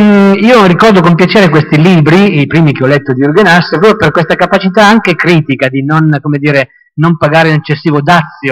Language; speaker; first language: Italian; native; Italian